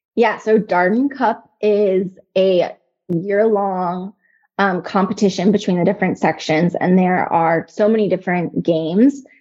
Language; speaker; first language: English; native; English